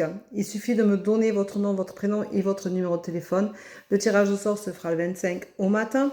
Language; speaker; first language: French; native; French